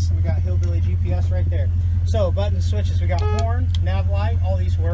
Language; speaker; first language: English; native; English